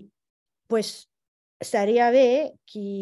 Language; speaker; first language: Catalan; non-native, fluent; Italian